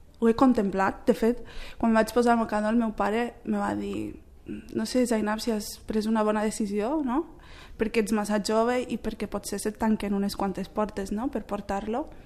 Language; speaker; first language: Catalan; early bilingual, other home language; Arabic